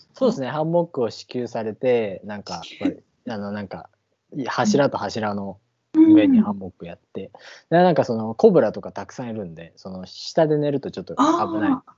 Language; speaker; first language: Japanese; native; Japanese